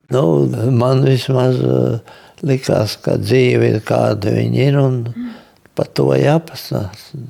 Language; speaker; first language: Latvian; native; Latvian